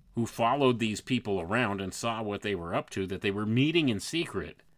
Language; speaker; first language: English; native; English